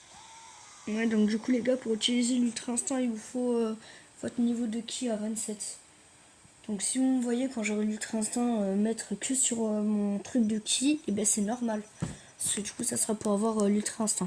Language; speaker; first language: French; native; French